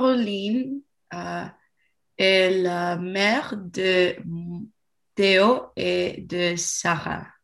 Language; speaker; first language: French; non-native, learner; English